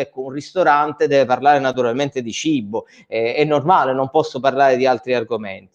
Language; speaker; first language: Italian; native; Italian